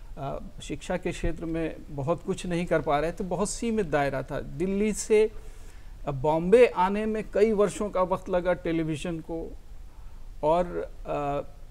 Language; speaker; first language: Hindi; native; Hindi